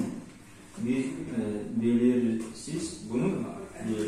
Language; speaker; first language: Turkish; non-native, learner; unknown